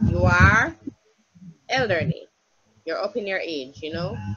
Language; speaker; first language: English; native; English